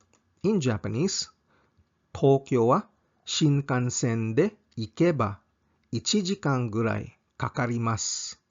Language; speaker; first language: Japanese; non-native, fluent; English